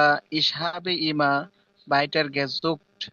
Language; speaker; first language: German; non-native, learner; Bangla